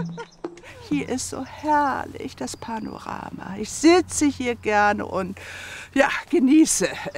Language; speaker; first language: German; native; German